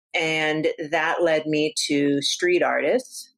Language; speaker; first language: English; native; English